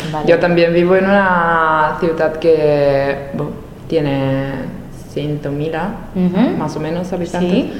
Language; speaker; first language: Spanish; non-native, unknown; Italian